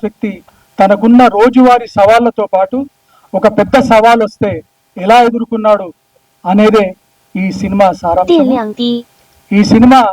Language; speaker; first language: Telugu; native; Telugu